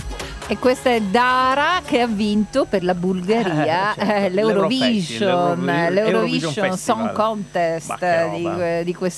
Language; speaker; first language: Italian; native; Italian